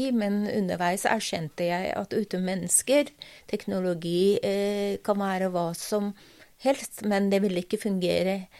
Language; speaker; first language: Norwegian; non-native, fluent; Persian